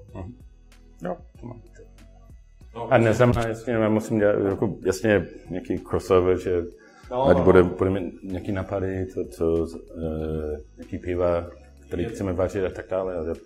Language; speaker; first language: Czech; non-native, learner; English